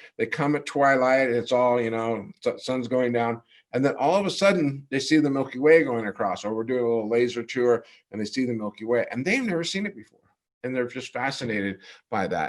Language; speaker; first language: English; native; English